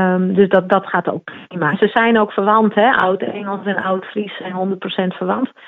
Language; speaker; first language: Dutch; non-native, local second language; Western Frisian